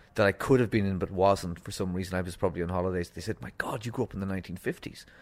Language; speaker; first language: English; native; English